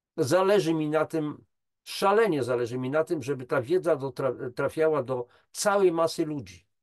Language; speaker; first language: Polish; native; Polish